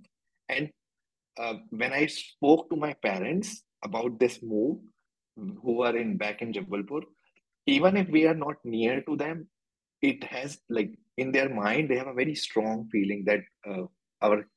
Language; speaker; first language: English; non-native, local second language; Hindi